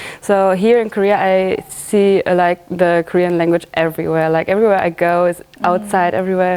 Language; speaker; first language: English; non-native, fluent; German